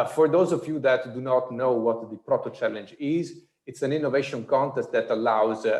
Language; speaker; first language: English; non-native, fluent; Italian